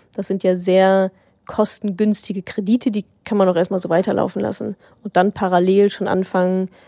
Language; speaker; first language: German; native; German